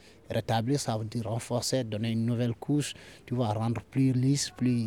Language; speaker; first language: French; non-native, local second language; Fula